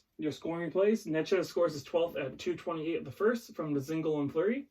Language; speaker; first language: English; native; English